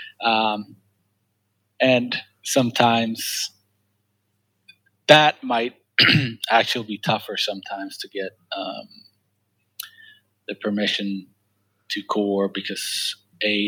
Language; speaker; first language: English; non-native, fluent; Swedish